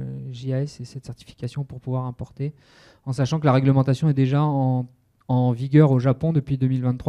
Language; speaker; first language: French; native; French